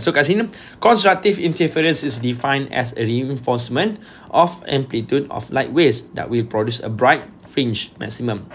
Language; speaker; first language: English; non-native, local second language; Malay